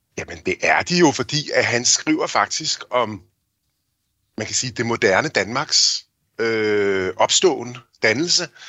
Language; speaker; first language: Danish; native; Danish